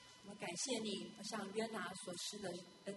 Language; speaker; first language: Chinese; native; Chinese